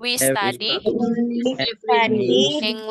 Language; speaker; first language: English; non-native, fluent; Indonesian